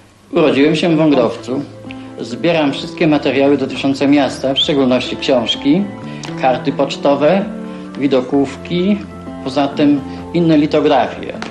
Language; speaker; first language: Polish; native; Polish